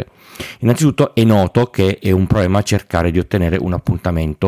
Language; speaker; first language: Italian; native; Italian